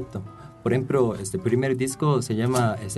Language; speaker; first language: Spanish; non-native, fluent; Japanese